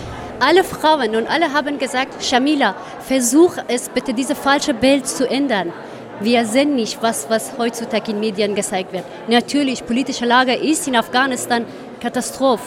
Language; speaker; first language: German; non-native, fluent; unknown